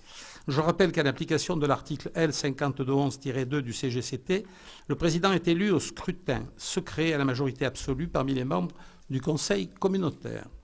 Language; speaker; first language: French; native; French